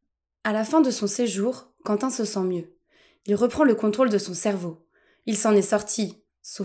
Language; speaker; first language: French; native; French